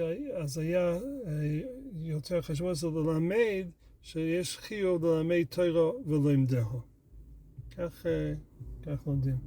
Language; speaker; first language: Hebrew; non-native, fluent; English